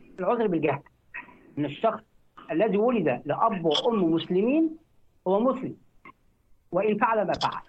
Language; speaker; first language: Arabic; native; Arabic